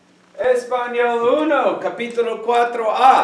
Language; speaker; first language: Spanish; non-native, fluent; English